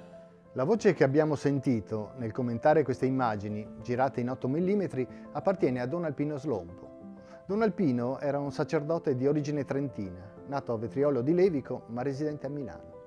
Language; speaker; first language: Italian; native; Italian